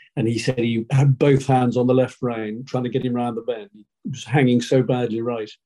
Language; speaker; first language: English; native; English